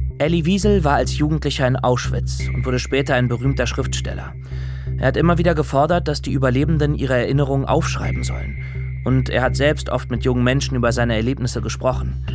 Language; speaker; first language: German; native; German